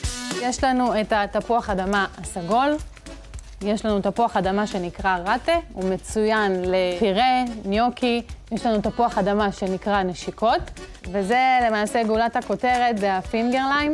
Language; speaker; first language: Hebrew; native; Hebrew